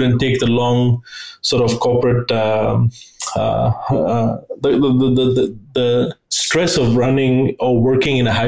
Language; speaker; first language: English; native; English